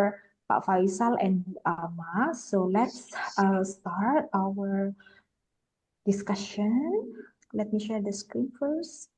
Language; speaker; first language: English; non-native, fluent; Indonesian